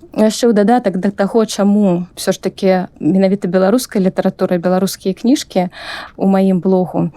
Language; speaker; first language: Belarusian; non-native, local second language; Russian